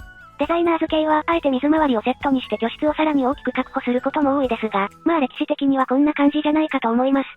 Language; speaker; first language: Japanese; native; Japanese